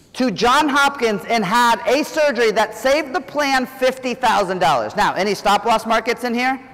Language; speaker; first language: English; native; English